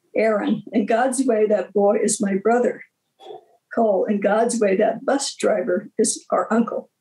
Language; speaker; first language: English; native; English